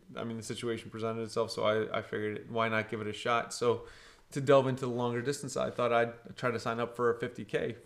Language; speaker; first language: English; early bilingual, other home language; Portuguese